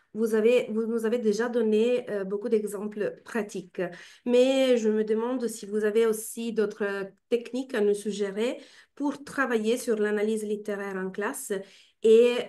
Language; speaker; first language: French; non-native, fluent; Italian